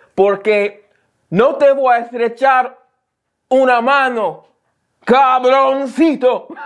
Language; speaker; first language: Spanish; non-native, learner; English